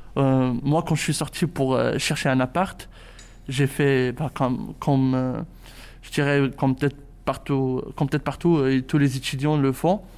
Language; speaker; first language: French; non-native, local second language; Arabic